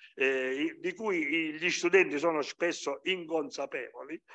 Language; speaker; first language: Italian; native; Italian